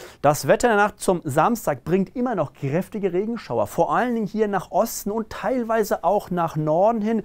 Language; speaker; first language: German; native; German